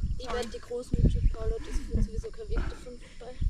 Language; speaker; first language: German; native; German